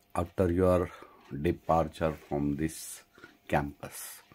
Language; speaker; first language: English; non-native, local second language; Marathi